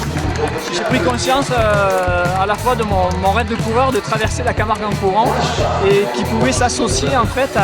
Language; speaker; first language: French; native; French